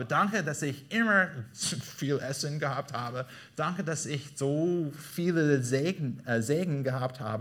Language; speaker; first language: German; non-native, fluent; English